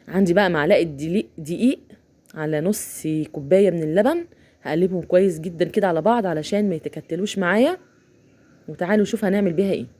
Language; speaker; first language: Arabic; native; Arabic